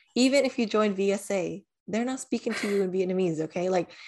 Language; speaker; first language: English; early bilingual, other home language; Vietnamese